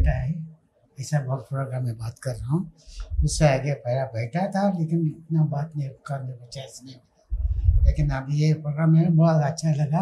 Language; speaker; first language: Hindi; early bilingual, heritage; Hindi